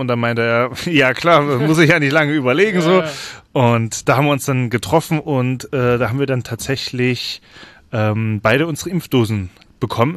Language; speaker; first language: German; native; German